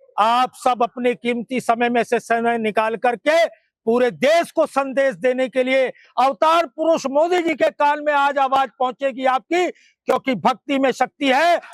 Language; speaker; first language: Hindi; native; Hindi